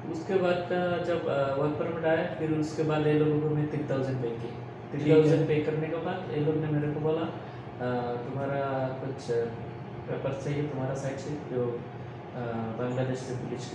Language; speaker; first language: Hindi; non-native, learner; Bangla